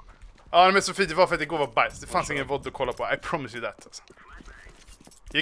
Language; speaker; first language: Swedish; native; Swedish